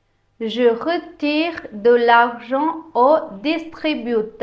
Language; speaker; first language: French; non-native, fluent; Tamil